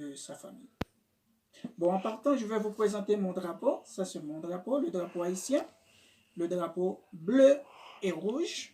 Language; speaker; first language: French; non-native, local second language; Haitian Creole